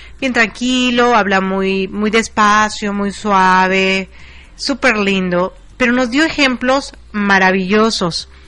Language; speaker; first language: Spanish; native; Spanish